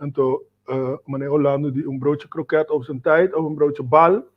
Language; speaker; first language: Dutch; non-native, local second language; Papiamento